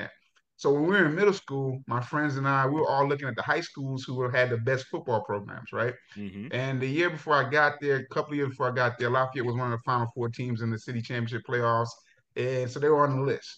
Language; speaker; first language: English; native; English